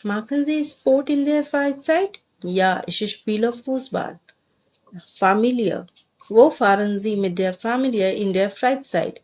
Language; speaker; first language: German; non-native, fluent; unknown